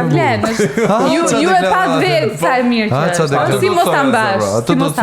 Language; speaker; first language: Albanian; native; Albanian